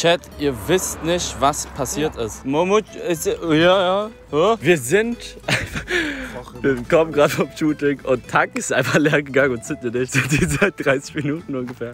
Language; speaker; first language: German; native; German